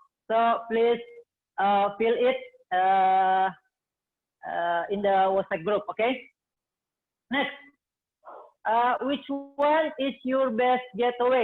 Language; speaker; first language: English; non-native, fluent; Indonesian